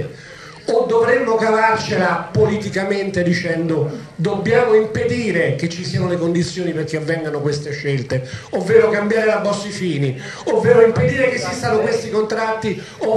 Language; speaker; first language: Italian; native; Italian